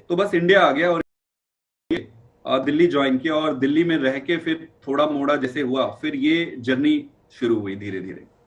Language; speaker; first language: Hindi; native; Hindi